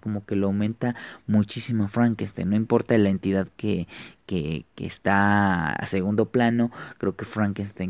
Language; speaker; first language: Spanish; native; Spanish